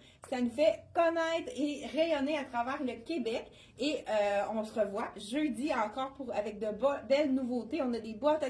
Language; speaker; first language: French; native; French